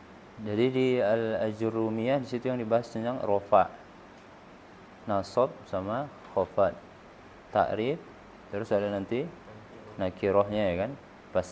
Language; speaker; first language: Indonesian; native; Indonesian